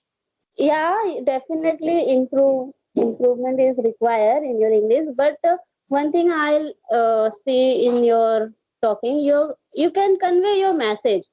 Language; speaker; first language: English; non-native, learner; Hindi